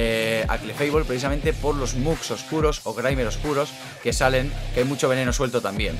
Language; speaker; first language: Spanish; native; Spanish